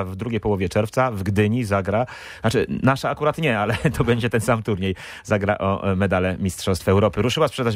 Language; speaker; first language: Polish; native; Polish